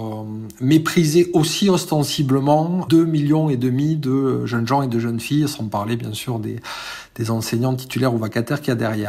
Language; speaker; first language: French; native; French